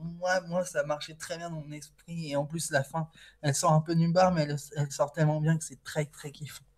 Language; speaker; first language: French; native; French